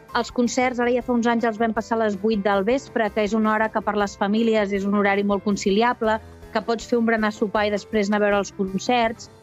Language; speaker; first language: Catalan; native; Catalan